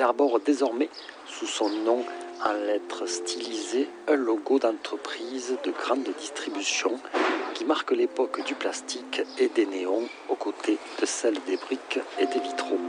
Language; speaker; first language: French; native; French